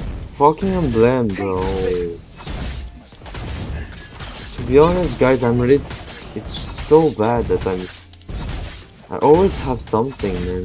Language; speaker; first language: English; non-native, fluent; French